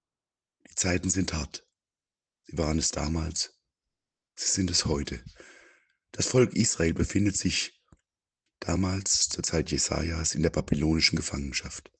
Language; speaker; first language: German; native; German